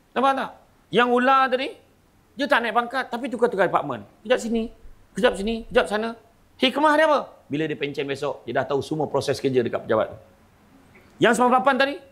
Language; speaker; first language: Malay; native; Malay